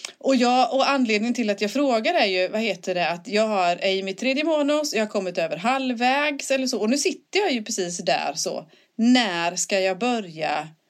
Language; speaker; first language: Swedish; native; Swedish